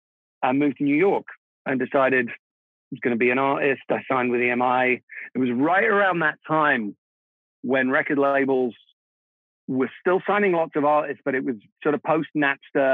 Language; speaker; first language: English; non-native, local second language; Czech